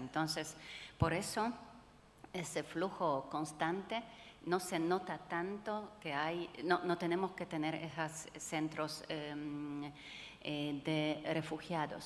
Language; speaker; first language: Spanish; non-native, fluent; Polish